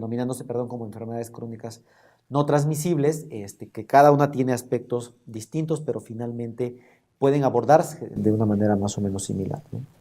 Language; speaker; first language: Spanish; native; Spanish